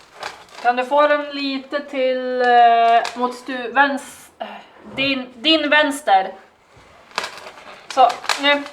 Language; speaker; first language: Swedish; native; Swedish